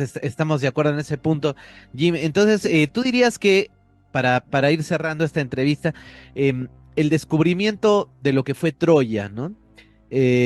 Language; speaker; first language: Spanish; native; Spanish